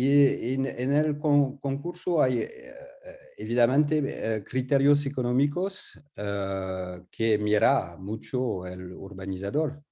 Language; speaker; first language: Spanish; non-native, learner; French